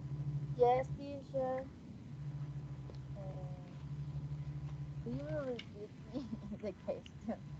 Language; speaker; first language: English; non-native, learner; Spanish